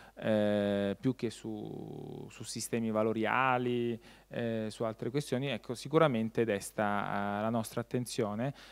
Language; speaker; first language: Italian; native; Italian